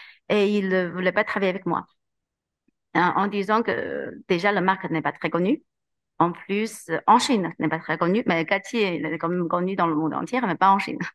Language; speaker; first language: French; non-native, learner; Chinese